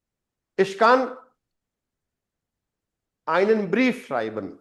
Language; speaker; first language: German; non-native, fluent; Hindi